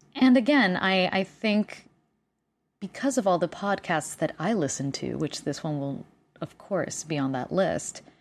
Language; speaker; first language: English; non-native, fluent; Spanish